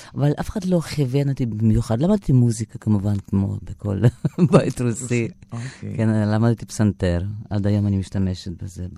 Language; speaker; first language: Hebrew; non-native, fluent; Russian